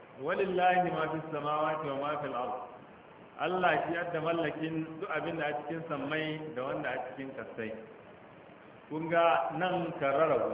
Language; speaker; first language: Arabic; non-native, fluent; Hausa